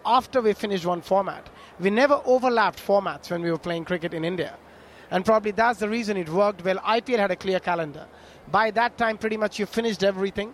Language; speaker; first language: English; non-native, local second language; Bangla